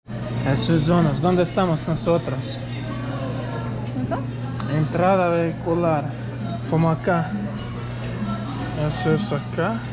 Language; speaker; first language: Spanish; non-native, learner; Croatian